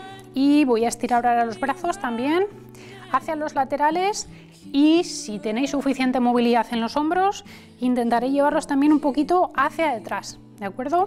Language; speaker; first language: Spanish; native; Spanish